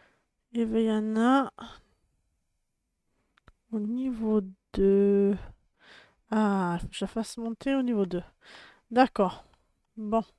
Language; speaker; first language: French; native; French